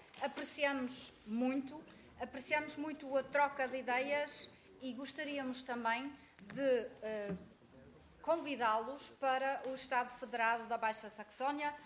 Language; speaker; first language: Portuguese; native; Portuguese